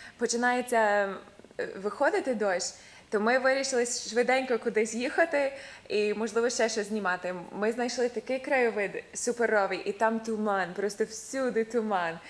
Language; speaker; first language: Ukrainian; non-native, fluent; English